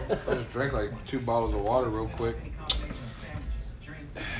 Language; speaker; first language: English; native; English